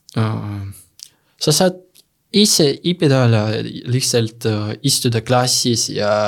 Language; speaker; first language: Estonian; non-native, learner; Russian